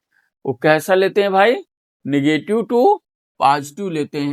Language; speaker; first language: Hindi; native; Hindi